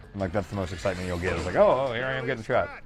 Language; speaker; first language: English; native; English